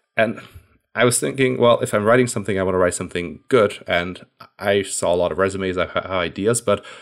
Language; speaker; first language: English; non-native, fluent; Hungarian